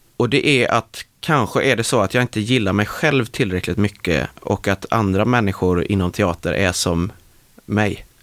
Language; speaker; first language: Swedish; native; Swedish